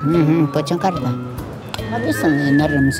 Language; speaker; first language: Korean; native; Korean